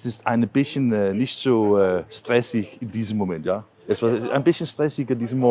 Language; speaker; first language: German; non-native, learner; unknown